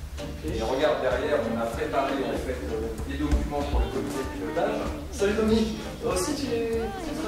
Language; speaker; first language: French; native; French